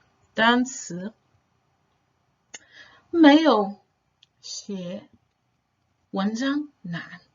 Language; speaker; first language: Chinese; non-native, fluent; English